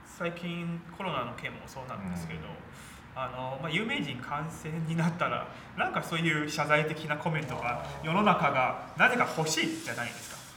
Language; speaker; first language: Japanese; non-native, fluent; Chinese